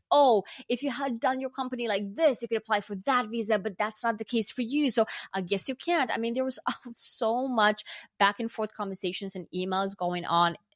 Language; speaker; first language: English; non-native, fluent; Finnish